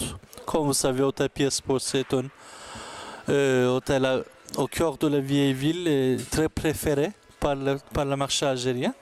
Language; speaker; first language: French; non-native, local second language; Arabic